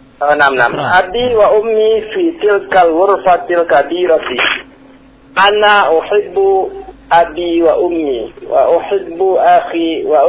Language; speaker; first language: Arabic; non-native, learner; Indonesian